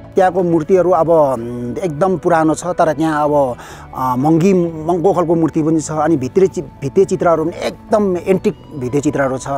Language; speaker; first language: Nepali; non-native, local second language; Sherpa